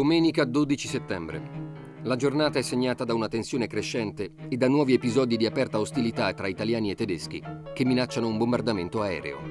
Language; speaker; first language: Italian; native; Italian